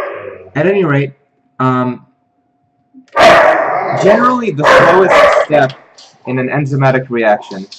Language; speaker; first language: English; native; English